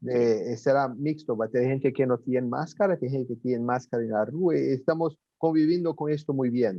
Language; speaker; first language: Spanish; non-native, fluent; Portuguese